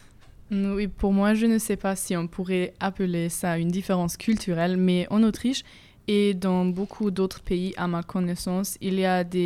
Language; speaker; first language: French; non-native, fluent; German